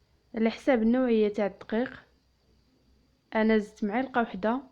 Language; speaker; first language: Arabic; native; Arabic